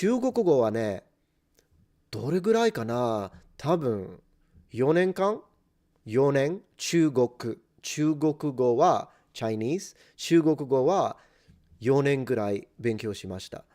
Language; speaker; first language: Japanese; non-native, fluent; English